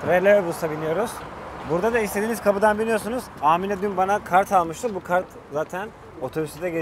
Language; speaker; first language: Turkish; native; Turkish